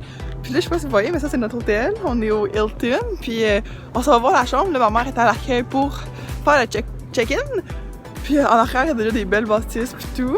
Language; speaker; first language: French; native; French